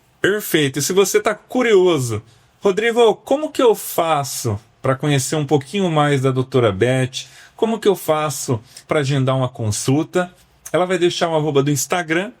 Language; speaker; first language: Portuguese; native; Portuguese